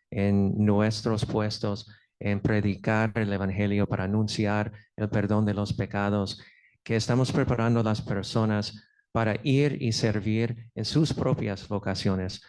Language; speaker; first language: Spanish; non-native, fluent; English